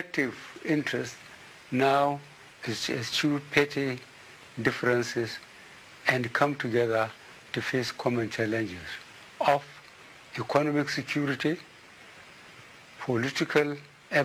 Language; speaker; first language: English; non-native, local second language; Hausa